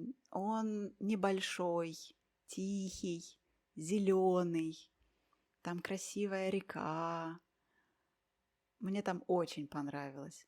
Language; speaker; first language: Russian; native; Russian